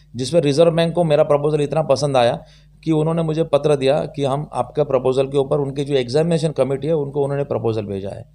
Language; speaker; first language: Hindi; non-native, local second language; Telugu